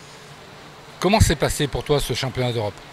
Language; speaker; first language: French; native; French